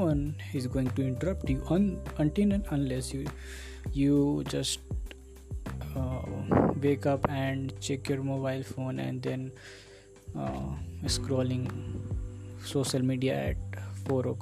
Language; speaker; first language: English; non-native, local second language; Hindi